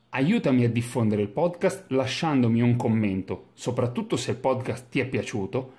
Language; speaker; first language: English; non-native, fluent; Italian